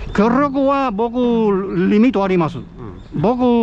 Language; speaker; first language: Japanese; non-native, fluent; Spanish